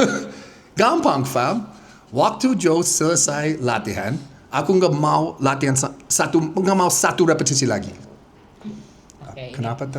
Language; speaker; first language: Indonesian; non-native, fluent; English